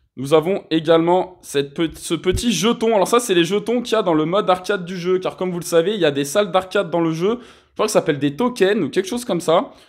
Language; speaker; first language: French; native; French